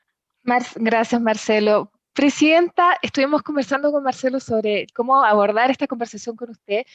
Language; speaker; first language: Spanish; native; Spanish